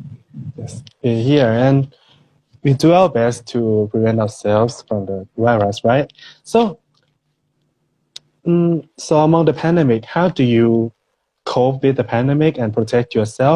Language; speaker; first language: English; non-native, fluent; Thai